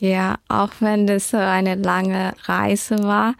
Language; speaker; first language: German; early bilingual, heritage; German